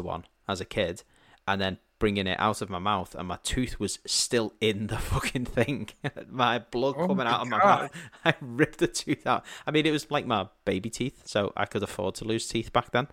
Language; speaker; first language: English; native; English